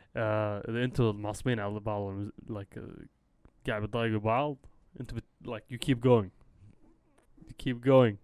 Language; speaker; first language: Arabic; early bilingual, heritage; Arabic